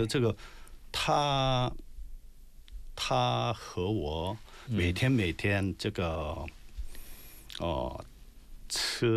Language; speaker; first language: Chinese; non-native, learner; Korean